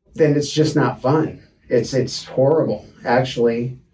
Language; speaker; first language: English; native; English